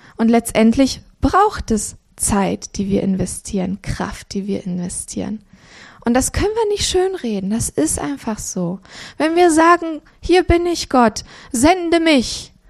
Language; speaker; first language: German; early bilingual, other home language; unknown